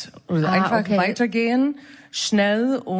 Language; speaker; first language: German; non-native, fluent; English